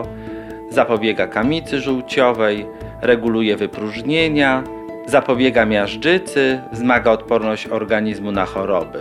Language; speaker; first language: Polish; native; Polish